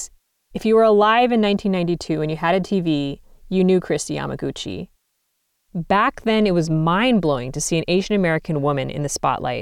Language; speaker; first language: English; native; English